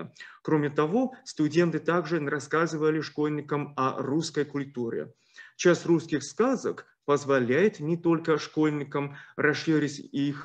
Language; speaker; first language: Russian; non-native, fluent; Chinese